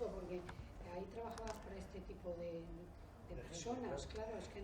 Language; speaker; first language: Spanish; native; Spanish